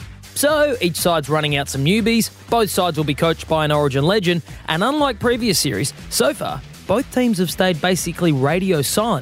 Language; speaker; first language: English; native; English